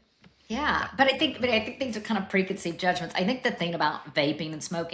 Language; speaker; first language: English; native; English